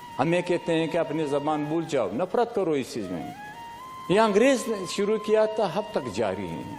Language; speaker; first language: Urdu; non-native, local second language; Pashto